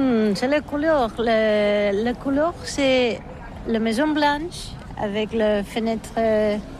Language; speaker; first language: French; non-native, learner; Catalan